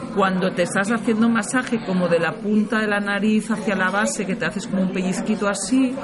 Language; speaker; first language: Spanish; native; Spanish